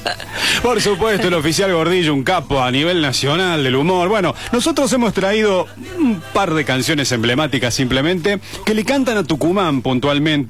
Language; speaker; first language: Spanish; native; Spanish